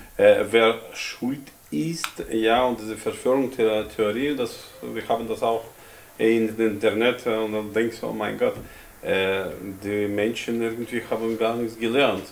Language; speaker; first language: German; non-native, fluent; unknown